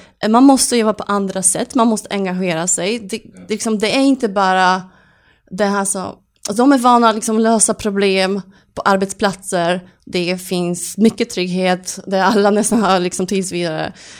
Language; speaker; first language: Swedish; non-native, fluent; Polish